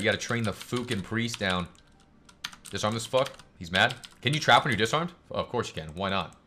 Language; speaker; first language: English; native; English